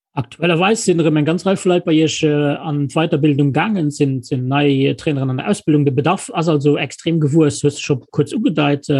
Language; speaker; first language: Luxembourgish; native; Luxembourgish